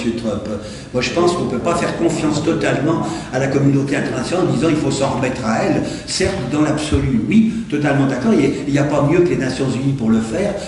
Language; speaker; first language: French; native; French